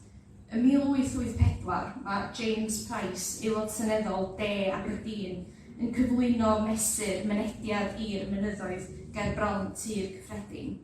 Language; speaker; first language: Welsh; native; Welsh